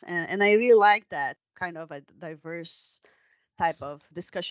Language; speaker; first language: English; non-native, fluent; Portuguese